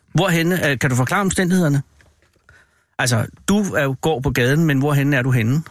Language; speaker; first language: Danish; native; Danish